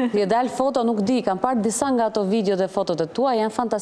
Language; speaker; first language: Albanian; native; Albanian